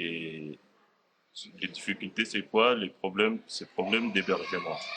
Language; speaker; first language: French; non-native, fluent; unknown